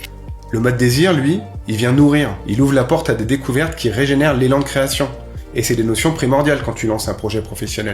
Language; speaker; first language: French; native; French